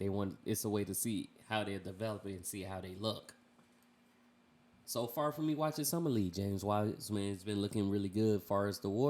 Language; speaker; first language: English; native; English